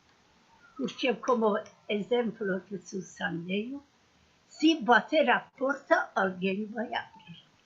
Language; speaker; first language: Portuguese; non-native, fluent; Persian